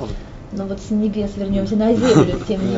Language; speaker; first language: Russian; native; Russian